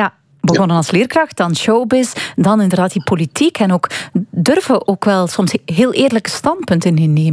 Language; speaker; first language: Dutch; native; Dutch